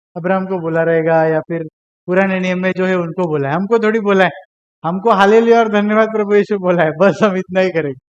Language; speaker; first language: Hindi; non-native, local second language; Marathi